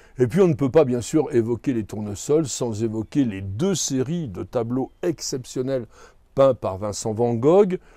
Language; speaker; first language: French; native; French